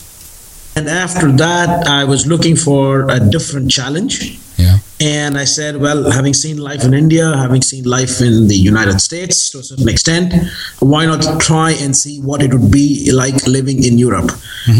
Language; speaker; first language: English; non-native, local second language; Tamil